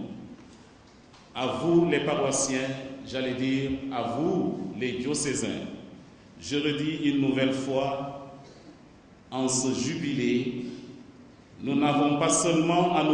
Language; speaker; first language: French; non-native, local second language; Jola-Fonyi